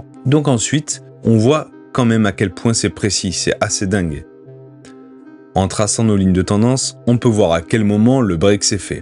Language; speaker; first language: French; native; French